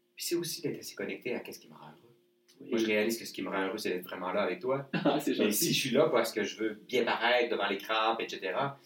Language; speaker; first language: French; native; French